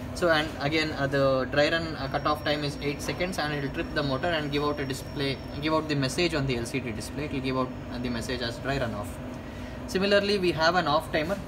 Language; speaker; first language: English; non-native, local second language; Kannada